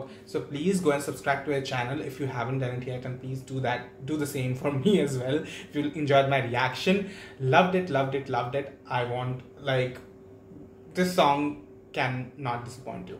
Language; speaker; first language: English; non-native, local second language; Bangla